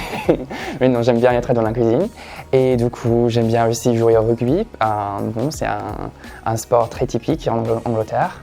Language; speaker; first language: French; non-native, fluent; English